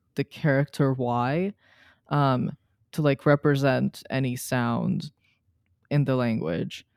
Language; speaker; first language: English; early bilingual, other home language; Serbian